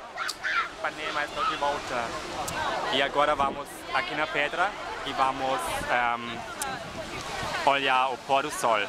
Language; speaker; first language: Portuguese; non-native, fluent; German